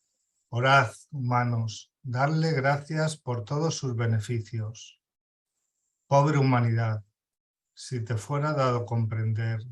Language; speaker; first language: Spanish; native; Spanish